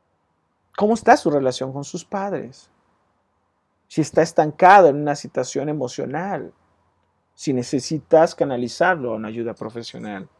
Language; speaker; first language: Spanish; native; Spanish